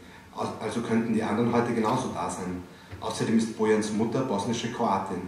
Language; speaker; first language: German; native; German